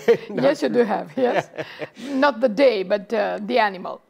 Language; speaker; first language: English; non-native, fluent; Romanian